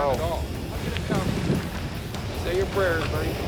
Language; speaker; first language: English; native; English